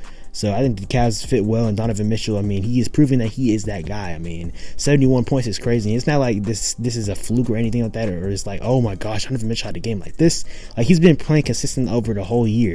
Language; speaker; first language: English; native; English